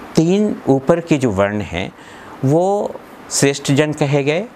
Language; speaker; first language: Hindi; native; Hindi